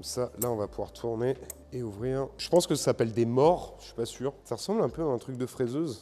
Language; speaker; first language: French; native; French